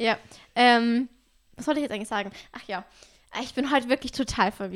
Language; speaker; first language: German; native; German